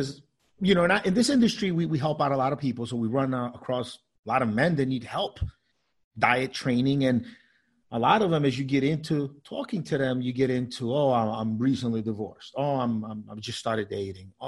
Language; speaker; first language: English; native; English